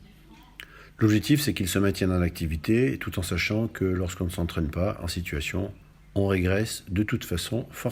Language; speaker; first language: French; native; French